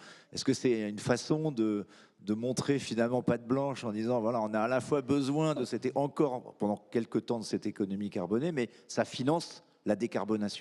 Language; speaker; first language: French; native; French